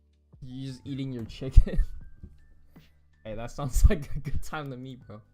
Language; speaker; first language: English; native; English